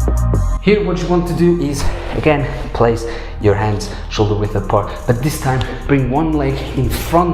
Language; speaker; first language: English; non-native, fluent; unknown